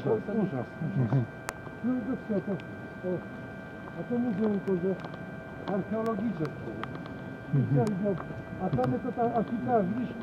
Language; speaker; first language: Russian; non-native, learner; Polish